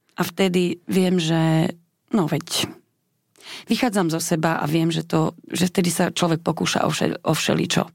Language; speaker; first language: Slovak; non-native, local second language; Hungarian